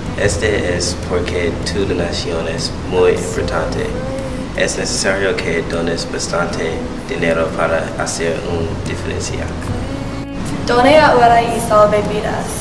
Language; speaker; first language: Spanish; non-native, learner; English